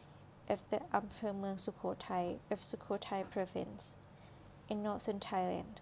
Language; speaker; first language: English; non-native, learner; Thai